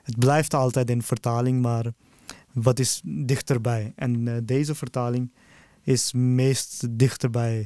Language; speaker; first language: Dutch; early bilingual, other home language; Urdu